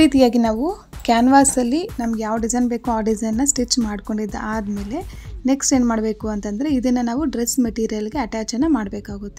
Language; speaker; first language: Kannada; native; Kannada